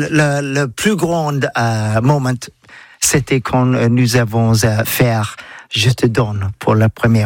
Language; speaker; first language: French; non-native, learner; English